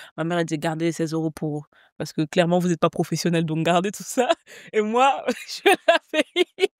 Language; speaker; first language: French; native; French